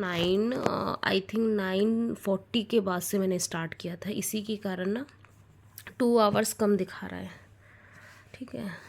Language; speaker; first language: Hindi; non-native, local second language; Bangla